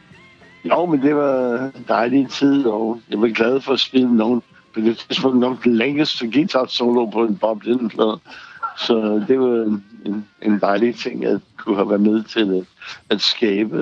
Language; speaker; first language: Danish; non-native, fluent; English